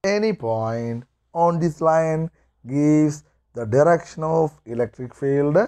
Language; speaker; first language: English; non-native, local second language; Malayalam